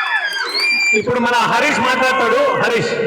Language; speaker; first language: Telugu; native; Telugu